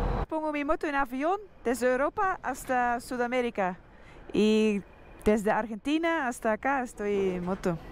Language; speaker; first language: Spanish; non-native, learner; Dutch